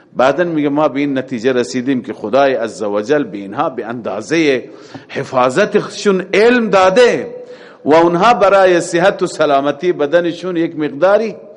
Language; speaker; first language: Persian; native; Persian